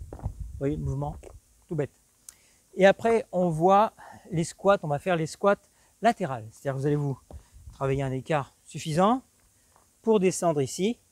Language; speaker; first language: French; native; French